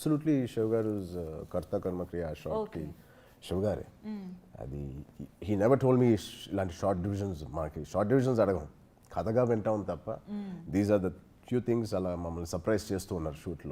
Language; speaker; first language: Telugu; native; Telugu